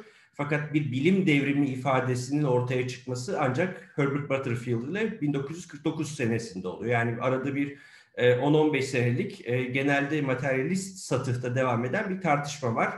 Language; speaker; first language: Turkish; native; Turkish